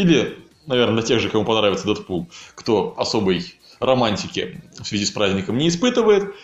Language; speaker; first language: Russian; native; Russian